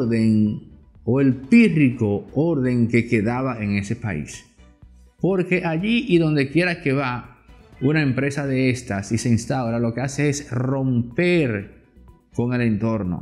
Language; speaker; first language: Spanish; native; Spanish